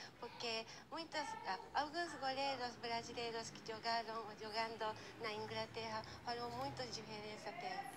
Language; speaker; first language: Portuguese; non-native, learner; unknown